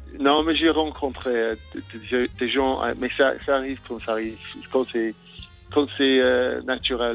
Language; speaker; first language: French; non-native, fluent; English